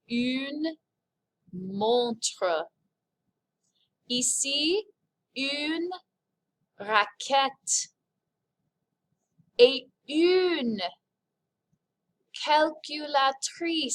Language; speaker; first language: French; non-native, fluent; English